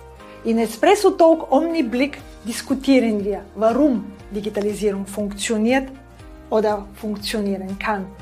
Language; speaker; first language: German; non-native, fluent; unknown